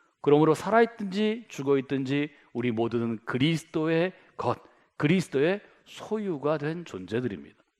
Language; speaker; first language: Korean; native; Korean